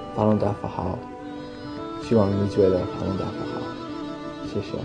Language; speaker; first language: Chinese; non-native, learner; English